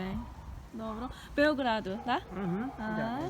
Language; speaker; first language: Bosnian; non-native, learner; Korean